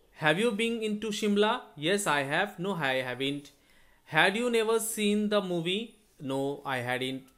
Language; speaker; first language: English; non-native, local second language; Bangla